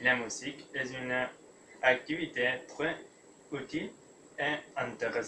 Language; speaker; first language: French; non-native, learner; Spanish